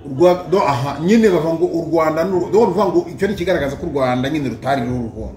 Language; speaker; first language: Kinyarwanda; native; Kinyarwanda